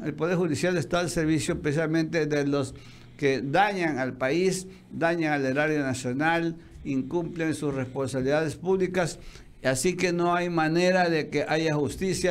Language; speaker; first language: Spanish; native; Spanish